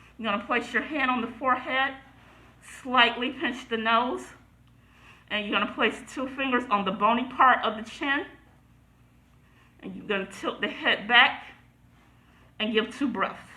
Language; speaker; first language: English; native; English